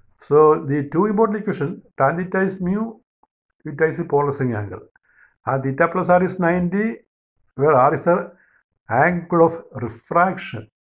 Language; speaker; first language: English; non-native, local second language; Malayalam